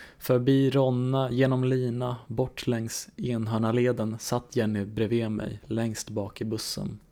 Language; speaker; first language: Swedish; native; Swedish